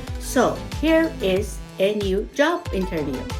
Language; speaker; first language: English; non-native, fluent; Turkish